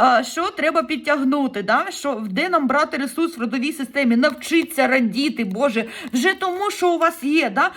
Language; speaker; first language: Ukrainian; non-native, local second language; Russian